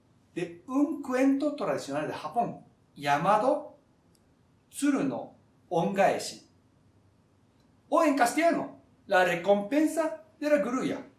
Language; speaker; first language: Spanish; non-native, fluent; Japanese